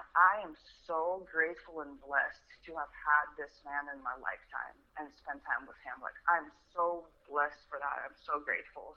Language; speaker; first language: English; early bilingual, other home language; Russian